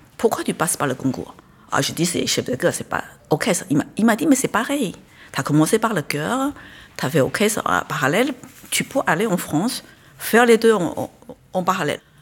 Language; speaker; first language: French; non-native, fluent; Chinese